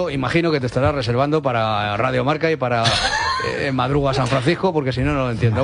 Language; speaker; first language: Spanish; native; Spanish